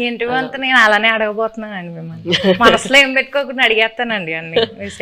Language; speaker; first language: Telugu; native; Telugu